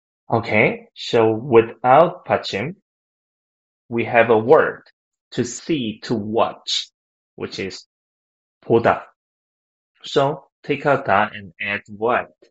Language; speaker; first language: English; non-native, fluent; Korean